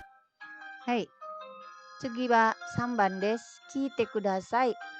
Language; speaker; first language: Japanese; non-native, fluent; Indonesian